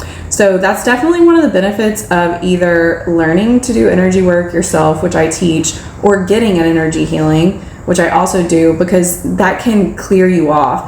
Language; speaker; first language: English; native; English